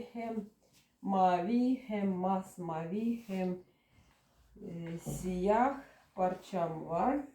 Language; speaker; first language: Turkish; non-native, learner; Russian